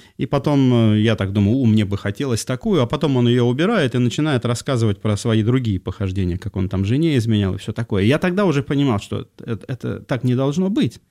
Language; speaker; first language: Russian; native; Russian